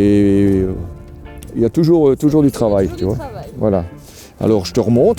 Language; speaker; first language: French; native; French